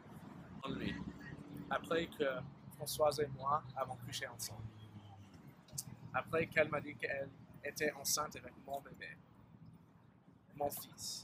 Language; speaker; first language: French; non-native, learner; English